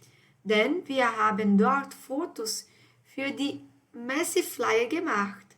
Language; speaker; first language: German; non-native, fluent; Portuguese